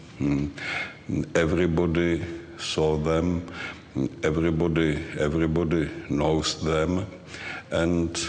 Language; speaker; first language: English; non-native, learner; Czech